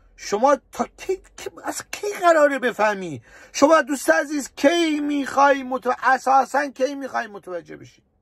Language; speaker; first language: Persian; native; Persian